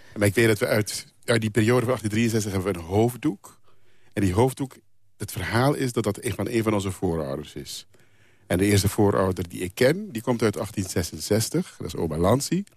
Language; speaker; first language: Dutch; non-native, local second language; Papiamento